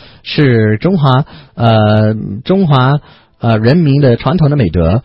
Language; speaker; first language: Chinese; non-native, fluent; English